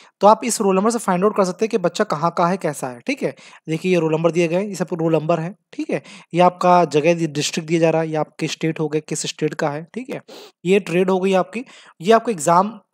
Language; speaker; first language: Hindi; native; Hindi